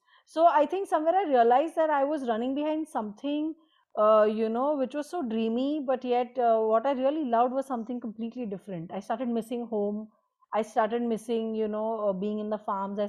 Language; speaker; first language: English; non-native, local second language; Marathi